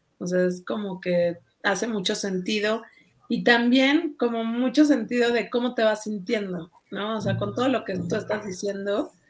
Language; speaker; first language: Spanish; native; Spanish